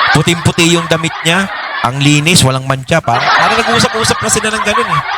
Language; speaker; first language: Filipino; native; Filipino